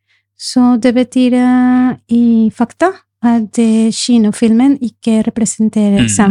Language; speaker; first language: Norwegian; non-native, fluent; Spanish